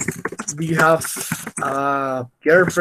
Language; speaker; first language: English; non-native, fluent; Spanish